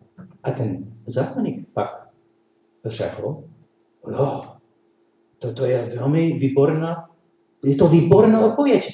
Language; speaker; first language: Czech; non-native, learner; English